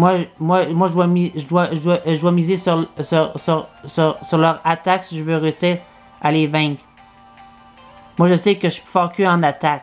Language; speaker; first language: French; native; French